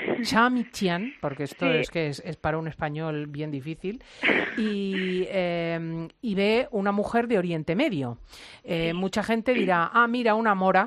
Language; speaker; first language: Spanish; native; Spanish